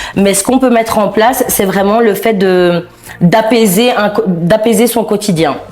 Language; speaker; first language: French; native; French